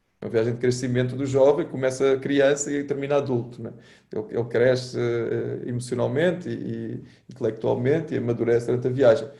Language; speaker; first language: Portuguese; native; Portuguese